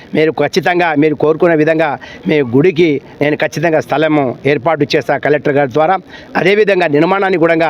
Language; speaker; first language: Telugu; non-native, local second language; Lambadi